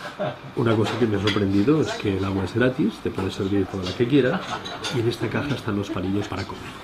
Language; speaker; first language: Spanish; native; Spanish